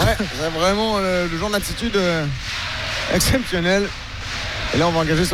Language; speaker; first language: French; native; French